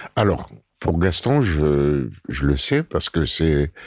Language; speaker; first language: French; native; French